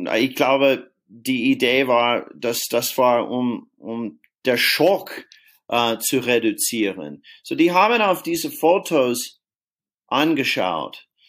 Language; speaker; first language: German; non-native, fluent; English